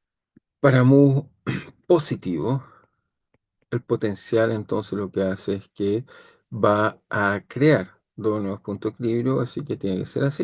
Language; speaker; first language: Spanish; native; Spanish